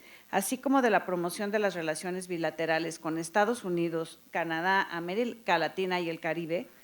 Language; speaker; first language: Spanish; native; Spanish